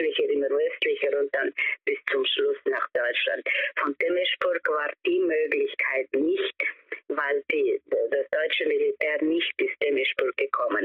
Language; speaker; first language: German; early bilingual, heritage; German